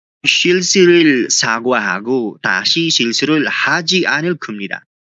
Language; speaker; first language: Korean; non-native, fluent; Filipino